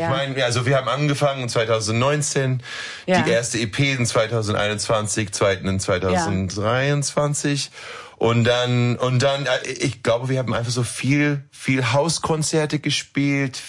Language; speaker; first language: German; non-native, fluent; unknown